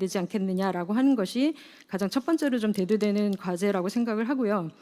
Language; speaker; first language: Korean; native; Korean